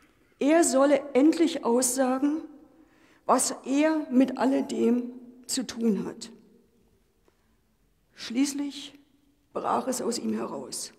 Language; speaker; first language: German; native; German